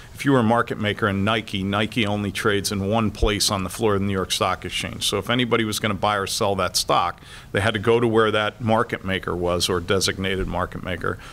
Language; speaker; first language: English; native; English